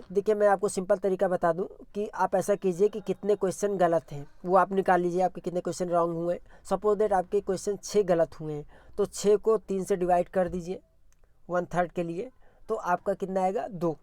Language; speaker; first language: Hindi; native; Hindi